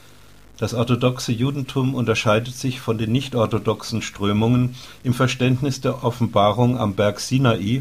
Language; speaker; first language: German; native; German